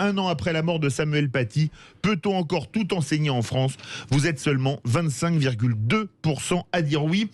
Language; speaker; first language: French; native; French